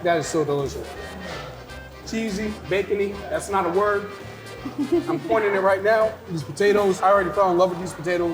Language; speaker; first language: English; native; English